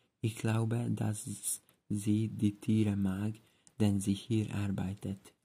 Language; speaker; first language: German; non-native, learner; Hungarian